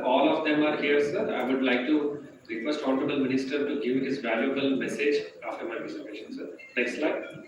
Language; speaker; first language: English; non-native, local second language; Telugu